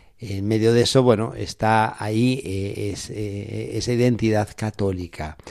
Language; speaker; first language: Spanish; native; Spanish